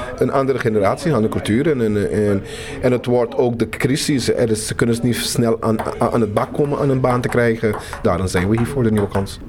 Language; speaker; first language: Dutch; non-native, local second language; Papiamento